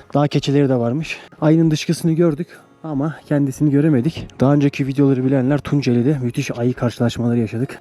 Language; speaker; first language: Turkish; native; Turkish